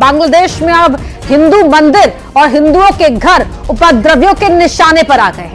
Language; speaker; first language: Hindi; native; Hindi